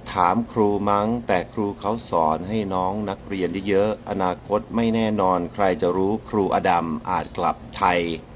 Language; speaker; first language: Thai; non-native, fluent; English